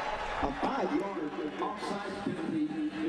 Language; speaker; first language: English; native; English